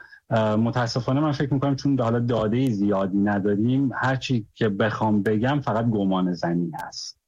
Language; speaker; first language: Persian; native; Persian